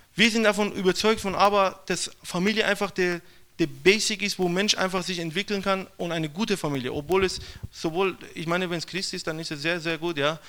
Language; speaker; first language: German; non-native, fluent; Persian